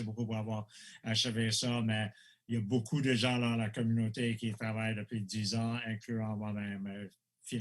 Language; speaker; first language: French; non-native, local second language; English